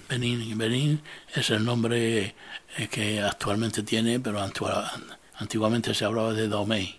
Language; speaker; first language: Spanish; native; Spanish